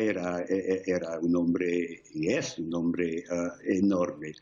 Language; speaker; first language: Spanish; non-native, fluent; English